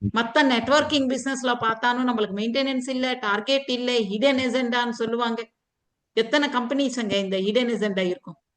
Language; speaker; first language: Tamil; non-native, fluent; Telugu